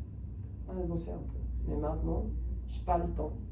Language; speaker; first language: French; non-native, fluent; Spanish